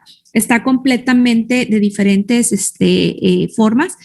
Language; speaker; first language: Spanish; native; Spanish